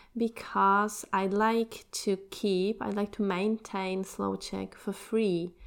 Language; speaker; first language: English; non-native, fluent; Czech